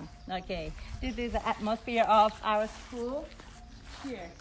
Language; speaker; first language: English; non-native, learner; Thai